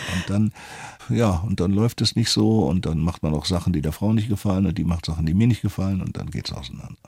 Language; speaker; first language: German; native; German